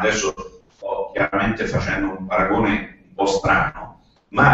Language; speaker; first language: Italian; native; Italian